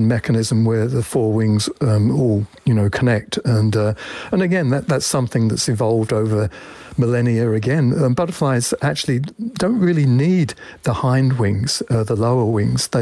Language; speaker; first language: English; native; English